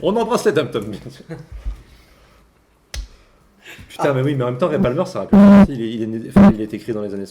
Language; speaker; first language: French; native; French